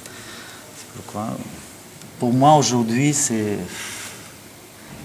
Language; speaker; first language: French; non-native, learner; Russian